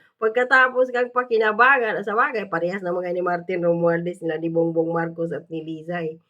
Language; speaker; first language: Filipino; native; Filipino